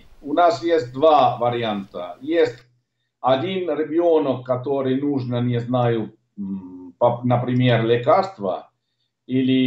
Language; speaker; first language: Russian; non-native, learner; Italian